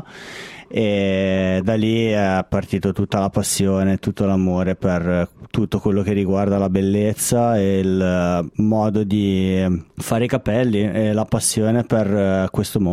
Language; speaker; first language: Italian; native; Italian